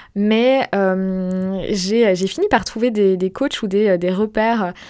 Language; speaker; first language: French; native; French